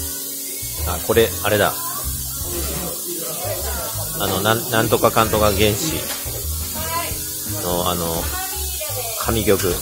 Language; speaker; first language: Japanese; native; Japanese